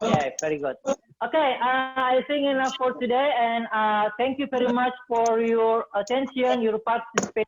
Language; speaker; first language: English; non-native, fluent; Indonesian